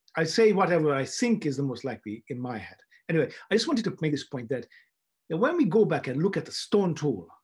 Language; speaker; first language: English; non-native, fluent; Hungarian